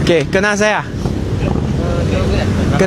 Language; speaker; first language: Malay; non-native, local second language; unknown